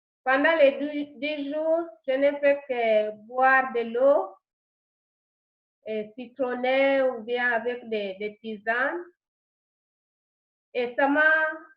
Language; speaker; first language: French; non-native, learner; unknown